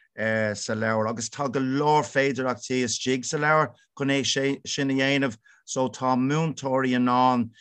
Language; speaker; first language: Irish; non-native, local second language; English